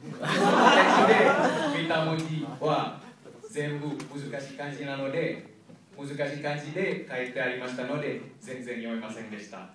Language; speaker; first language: Japanese; non-native, learner; Indonesian